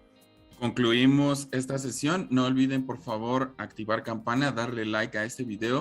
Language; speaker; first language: Spanish; native; Spanish